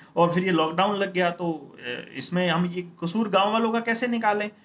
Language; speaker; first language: Hindi; native; Hindi